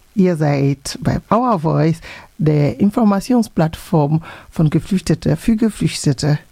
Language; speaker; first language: German; non-native, fluent; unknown